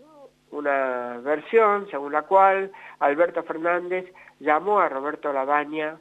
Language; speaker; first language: Spanish; native; Spanish